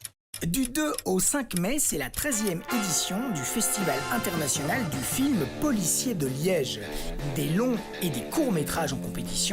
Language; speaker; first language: French; native; French